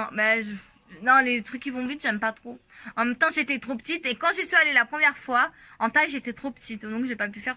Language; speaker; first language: French; native; French